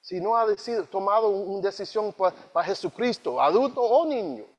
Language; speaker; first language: Spanish; non-native, learner; English